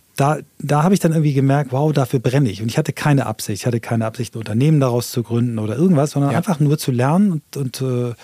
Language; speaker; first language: German; native; German